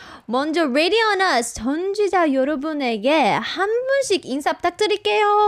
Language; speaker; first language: Korean; non-native, fluent; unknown